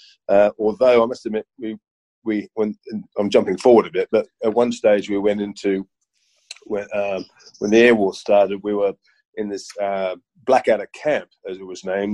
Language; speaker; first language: English; native; English